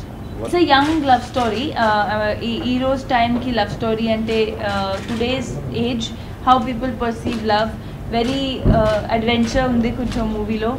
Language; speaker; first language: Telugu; non-native, local second language; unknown